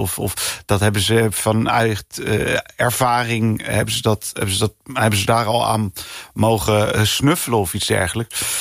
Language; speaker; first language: Dutch; early bilingual, other home language; English